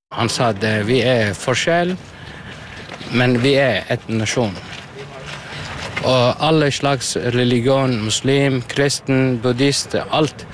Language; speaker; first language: Norwegian; non-native, learner; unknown